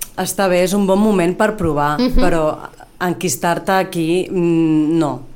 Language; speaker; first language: Catalan; native; Catalan